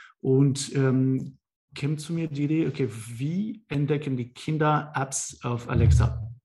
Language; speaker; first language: German; non-native, learner; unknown